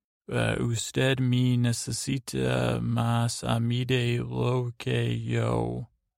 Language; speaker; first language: Spanish; non-native, learner; English